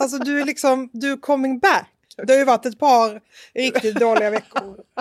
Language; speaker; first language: Swedish; native; Swedish